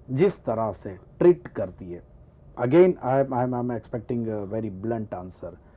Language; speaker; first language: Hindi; non-native, local second language; Gujarati